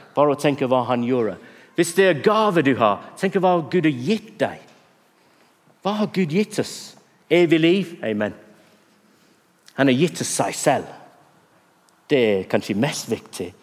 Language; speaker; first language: Norwegian; non-native, fluent; English